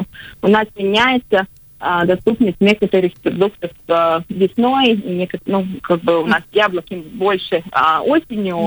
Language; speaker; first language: Russian; non-native, local second language; Latvian